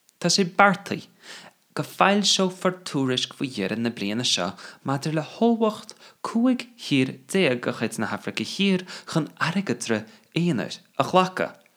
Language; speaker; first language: Irish; non-native, fluent; English